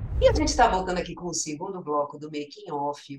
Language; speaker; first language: Portuguese; native; Portuguese